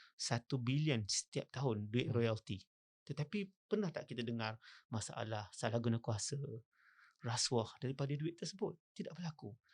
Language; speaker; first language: Malay; native; Malay